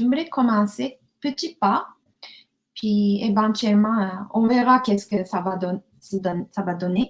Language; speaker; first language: French; non-native, learner; Japanese